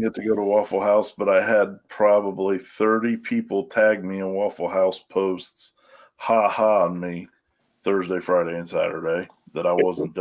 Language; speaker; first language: English; native; English